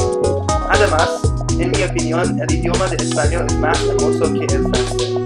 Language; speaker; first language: Spanish; non-native, learner; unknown